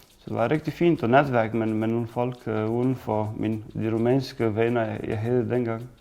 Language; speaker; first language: Danish; non-native, fluent; Romanian